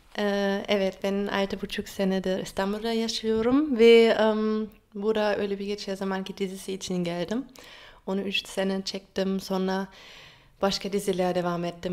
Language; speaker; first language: Turkish; non-native, fluent; German